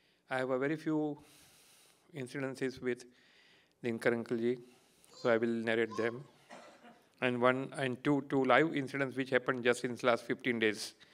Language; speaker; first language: English; non-native, local second language; Gujarati